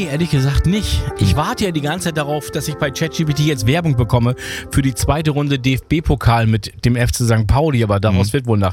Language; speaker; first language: German; native; German